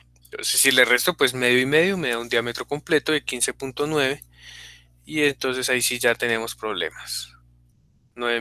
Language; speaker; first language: Spanish; native; Spanish